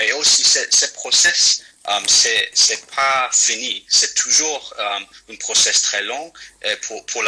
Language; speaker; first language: French; non-native, fluent; English